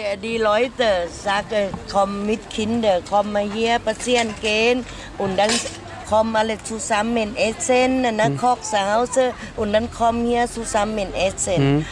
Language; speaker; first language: German; non-native, learner; Thai